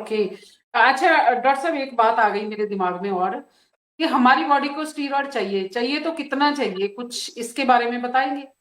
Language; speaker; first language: Hindi; non-native, local second language; Punjabi